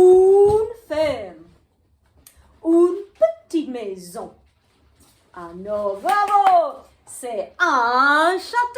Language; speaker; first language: French; non-native, fluent; English